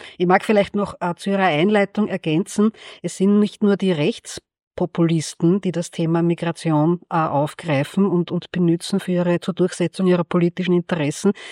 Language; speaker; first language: German; native; German